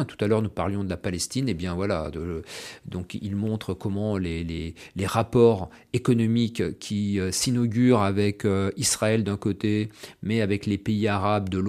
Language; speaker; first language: French; native; French